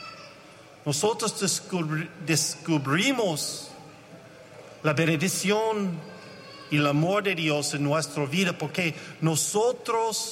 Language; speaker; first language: Spanish; non-native, learner; English